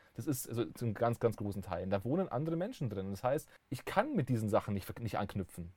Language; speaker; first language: German; native; German